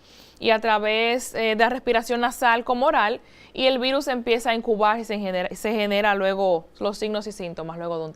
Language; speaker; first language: Spanish; native; Spanish